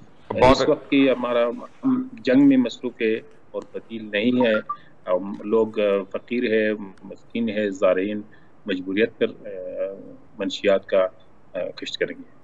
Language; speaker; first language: Hindi; non-native, learner; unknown